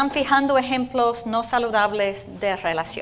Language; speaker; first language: Spanish; non-native, fluent; English